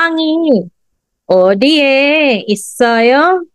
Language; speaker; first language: Korean; non-native, fluent; Filipino